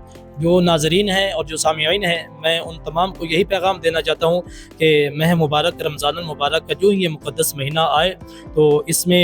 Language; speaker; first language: Urdu; native; Urdu